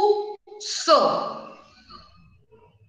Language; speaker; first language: Spanish; native; Spanish